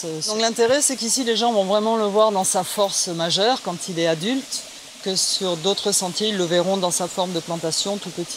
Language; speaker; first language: French; native; French